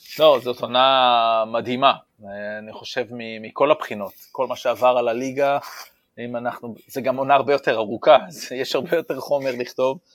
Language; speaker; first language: Hebrew; native; Hebrew